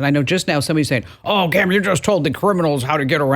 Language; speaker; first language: English; native; English